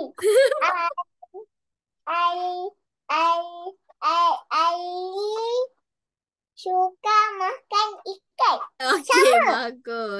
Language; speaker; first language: Malay; native; Malay